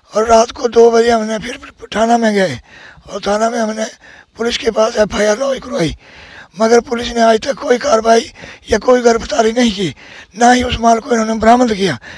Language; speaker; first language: Hindi; native; Hindi